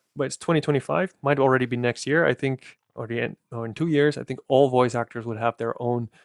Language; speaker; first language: English; non-native, fluent; Dutch